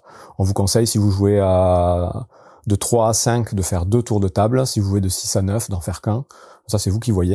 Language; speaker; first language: French; native; French